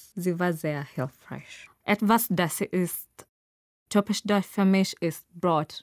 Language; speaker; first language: German; non-native, learner; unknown